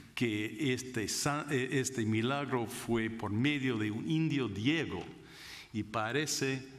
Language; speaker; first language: Spanish; non-native, fluent; English